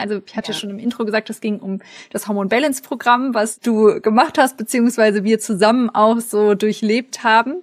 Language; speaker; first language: German; native; German